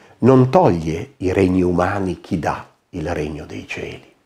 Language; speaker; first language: Italian; native; Italian